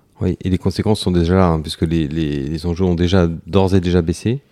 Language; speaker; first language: French; native; French